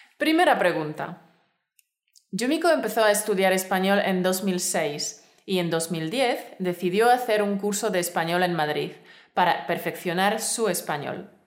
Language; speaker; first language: Spanish; native; Spanish